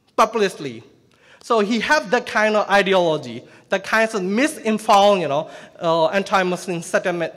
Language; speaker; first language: English; non-native, fluent; Burmese